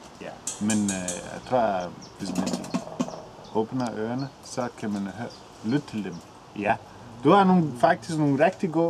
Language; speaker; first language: Danish; non-native, fluent; Spanish